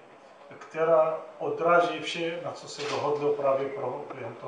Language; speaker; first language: Czech; non-native, fluent; Arabic